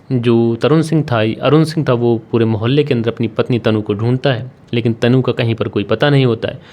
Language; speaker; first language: Hindi; native; Hindi